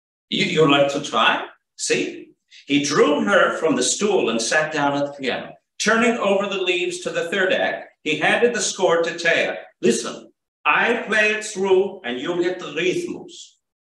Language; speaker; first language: English; native; English